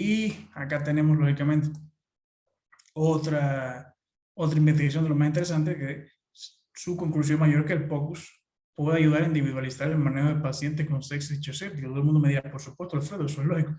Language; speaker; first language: Spanish; native; Spanish